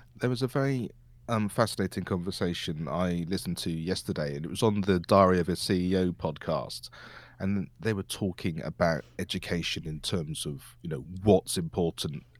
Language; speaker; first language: English; native; English